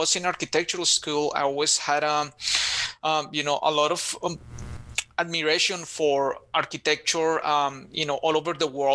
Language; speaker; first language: English; non-native, fluent; Spanish